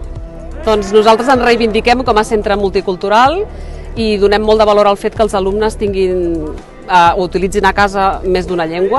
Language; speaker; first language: Catalan; native; Catalan